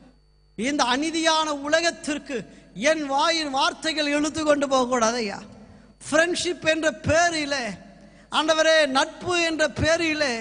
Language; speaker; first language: Tamil; native; Tamil